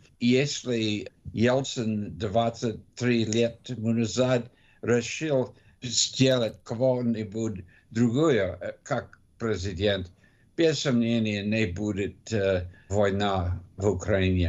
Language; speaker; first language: Russian; non-native, learner; English